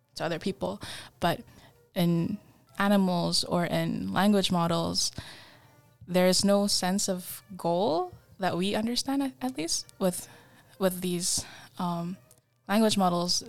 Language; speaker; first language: English; non-native, fluent; Indonesian